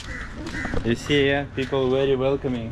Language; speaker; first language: English; non-native, learner; Russian